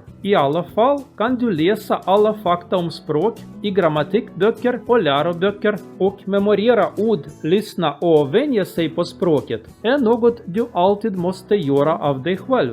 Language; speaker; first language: Swedish; non-native, learner; Russian